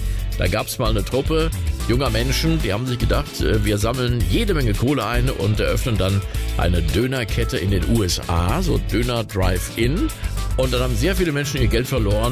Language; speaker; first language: German; native; German